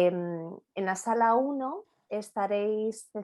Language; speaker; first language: Spanish; native; Spanish